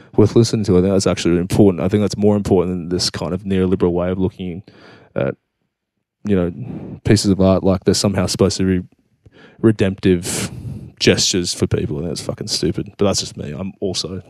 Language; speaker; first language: English; native; English